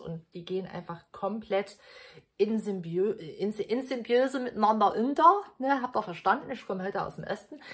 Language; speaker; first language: German; native; German